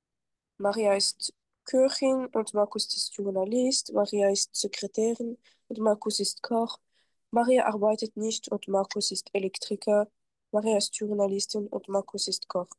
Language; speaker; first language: German; non-native, fluent; French